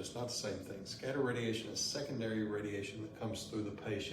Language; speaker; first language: English; native; English